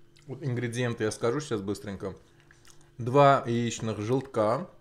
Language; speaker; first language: Russian; non-native, local second language; Azerbaijani